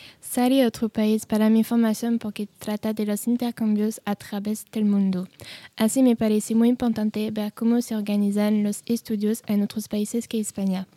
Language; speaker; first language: Spanish; non-native, learner; French